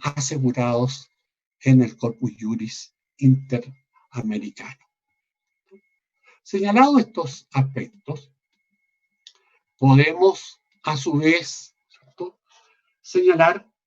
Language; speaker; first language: Spanish; native; Spanish